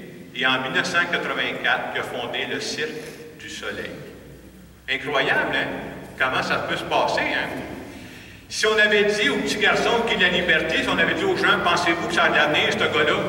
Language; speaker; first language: French; native; French